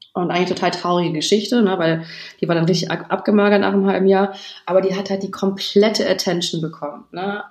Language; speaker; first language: German; native; German